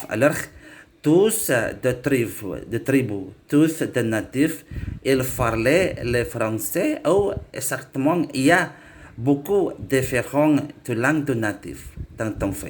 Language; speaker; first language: French; non-native, learner; Indonesian